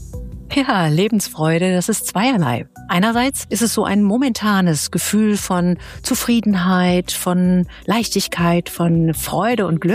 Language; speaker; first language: German; native; German